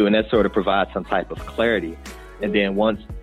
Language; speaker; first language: English; native; English